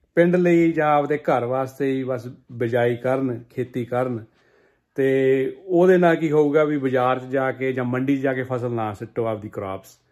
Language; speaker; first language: Punjabi; early bilingual, heritage; Punjabi